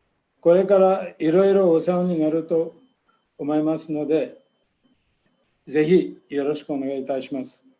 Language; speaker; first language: Japanese; non-native, fluent; Telugu